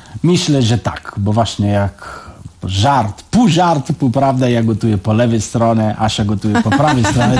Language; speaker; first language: Polish; non-native, learner; Italian